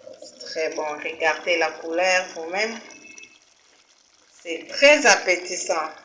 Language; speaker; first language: French; non-native, local second language; Lingala